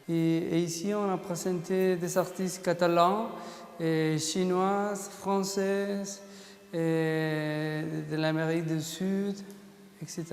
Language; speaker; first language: French; non-native, fluent; Spanish